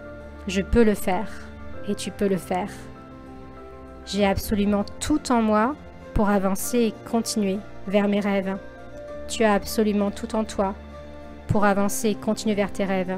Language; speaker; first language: French; native; French